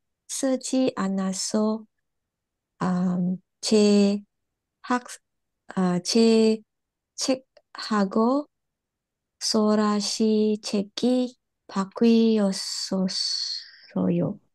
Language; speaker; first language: Korean; non-native, learner; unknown